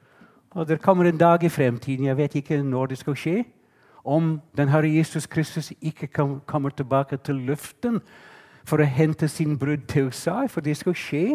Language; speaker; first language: Norwegian; non-native, fluent; English